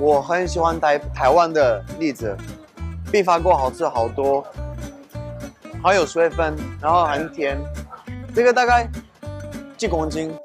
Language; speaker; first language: Chinese; non-native, fluent; French